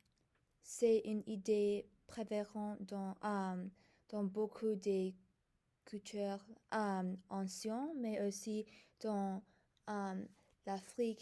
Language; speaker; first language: French; non-native, learner; English